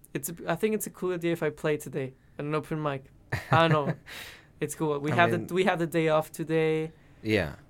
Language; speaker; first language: English; non-native, fluent; Spanish